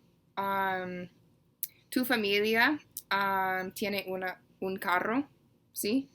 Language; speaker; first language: Spanish; non-native, learner; English